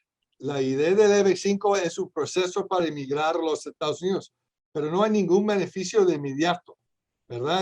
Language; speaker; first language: Spanish; non-native, fluent; English